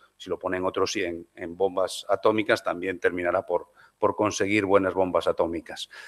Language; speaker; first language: Spanish; non-native, local second language; Galician